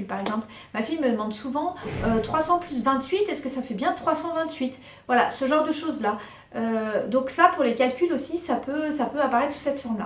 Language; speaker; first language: French; native; French